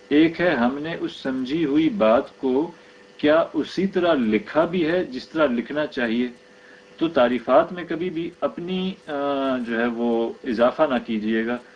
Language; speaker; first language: Urdu; native; Urdu